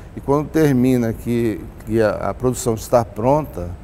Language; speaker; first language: Portuguese; native; Portuguese